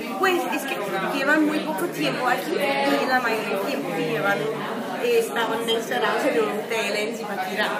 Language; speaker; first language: Spanish; non-native, fluent; English